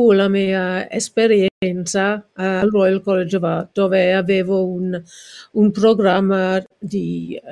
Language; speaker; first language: Italian; non-native, learner; English